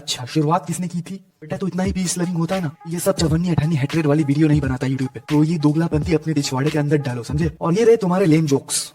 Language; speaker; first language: Hindi; native; Hindi